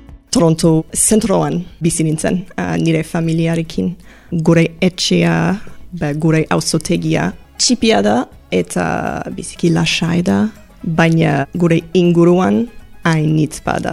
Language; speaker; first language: Basque; non-native, learner; English